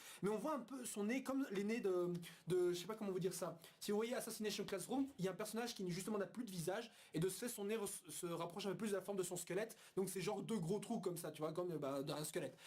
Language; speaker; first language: French; native; French